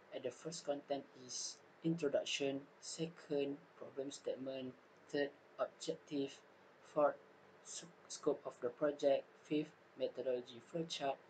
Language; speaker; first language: English; non-native, local second language; Malay